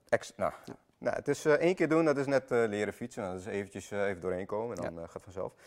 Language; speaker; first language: Dutch; early bilingual, other home language; Armenian